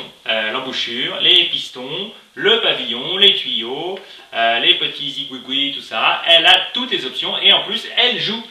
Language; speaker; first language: French; native; French